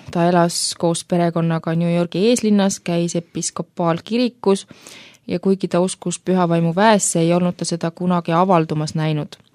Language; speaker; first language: Estonian; native; Estonian